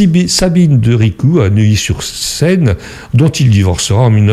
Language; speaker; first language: French; native; French